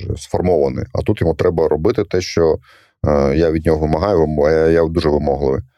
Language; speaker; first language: Ukrainian; non-native, local second language; Russian